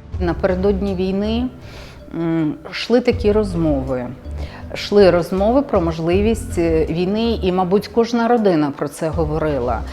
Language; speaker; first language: Ukrainian; native; Ukrainian